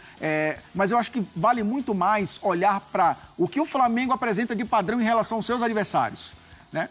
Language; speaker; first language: Portuguese; native; Portuguese